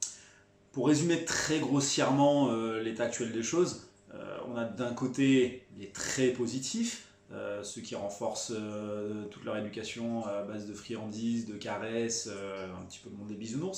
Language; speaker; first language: French; native; French